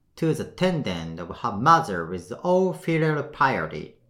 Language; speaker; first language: English; non-native, fluent; Japanese